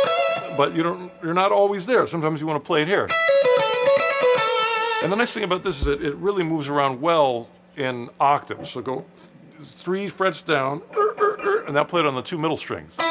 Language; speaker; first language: English; native; English